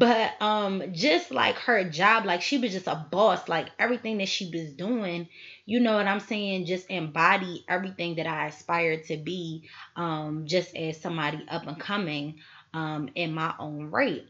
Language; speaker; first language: English; native; English